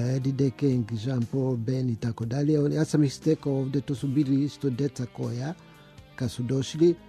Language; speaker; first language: Serbian; early bilingual, other home language; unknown